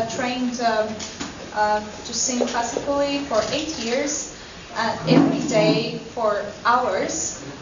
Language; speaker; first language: English; non-native, fluent; Estonian